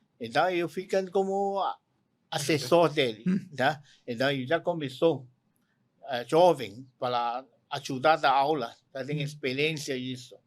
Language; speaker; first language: Portuguese; non-native, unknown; Cantonese